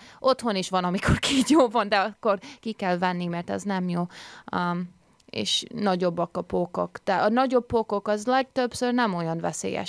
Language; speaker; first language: Hungarian; early bilingual, heritage; English